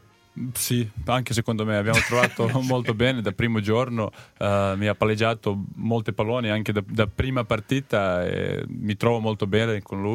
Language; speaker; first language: Italian; non-native, learner; Serbian